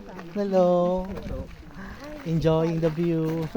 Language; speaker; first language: English; non-native, local second language; Filipino